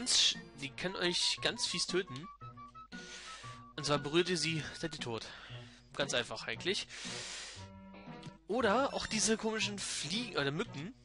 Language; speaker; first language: German; native; German